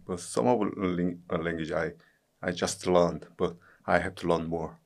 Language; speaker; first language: English; non-native, learner; Korean